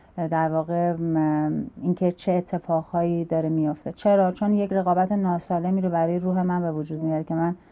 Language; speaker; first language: Persian; native; Persian